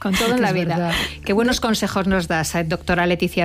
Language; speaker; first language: Spanish; native; Spanish